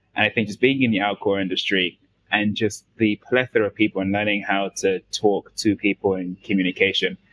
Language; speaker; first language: English; native; English